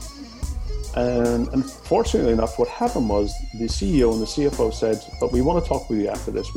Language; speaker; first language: English; native; English